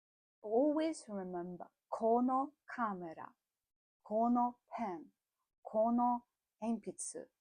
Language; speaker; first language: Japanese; non-native, fluent; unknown